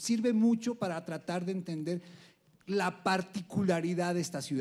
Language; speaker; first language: Spanish; native; Spanish